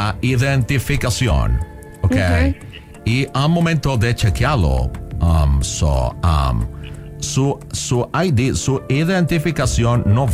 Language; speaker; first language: Spanish; non-native, local second language; English